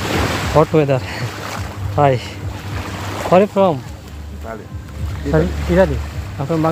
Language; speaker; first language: English; non-native, learner; Bangla